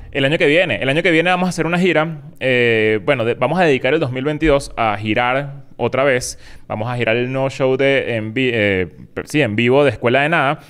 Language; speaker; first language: Spanish; native; Spanish